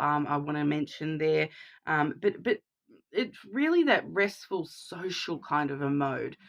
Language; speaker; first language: English; native; English